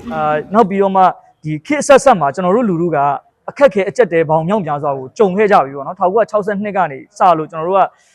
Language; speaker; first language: Burmese; native; Burmese